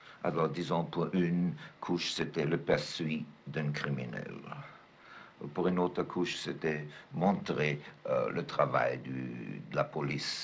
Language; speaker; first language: French; non-native, fluent; German